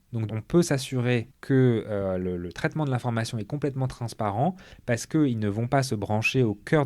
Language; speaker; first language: French; native; French